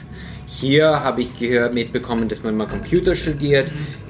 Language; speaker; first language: German; non-native, fluent; English